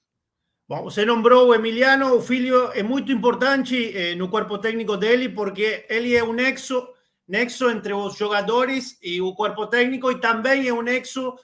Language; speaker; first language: Portuguese; non-native, learner; Spanish